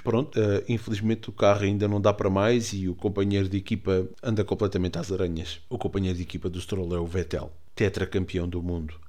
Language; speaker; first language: Portuguese; native; Portuguese